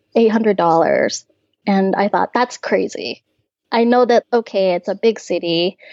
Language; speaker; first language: English; native; English